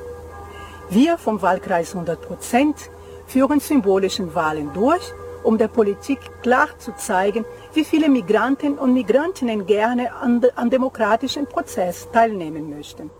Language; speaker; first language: German; non-native, fluent; Portuguese